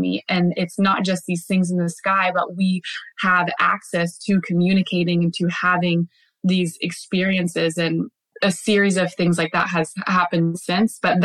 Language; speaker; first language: English; native; English